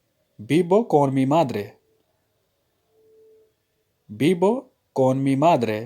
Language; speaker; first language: Spanish; non-native, fluent; Urdu